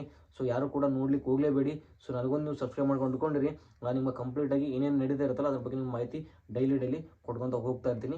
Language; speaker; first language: Kannada; native; Kannada